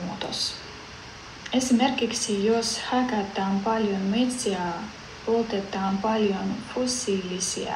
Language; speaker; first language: Finnish; non-native, learner; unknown